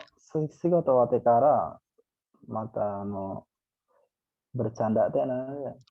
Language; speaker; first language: Japanese; non-native, learner; Indonesian